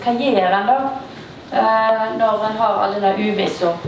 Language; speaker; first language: Norwegian; native; Norwegian